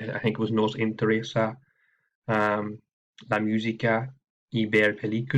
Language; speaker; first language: Spanish; non-native, fluent; English